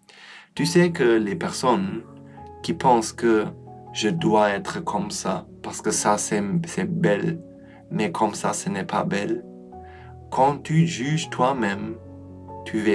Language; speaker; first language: French; non-native, learner; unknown